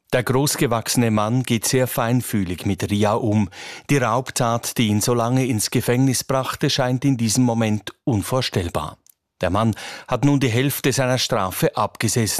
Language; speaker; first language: German; native; German